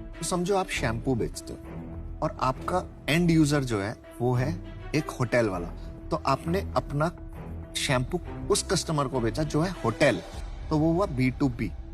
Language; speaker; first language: Hindi; native; Hindi